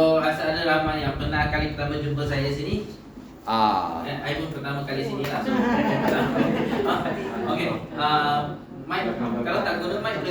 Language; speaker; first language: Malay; non-native, local second language; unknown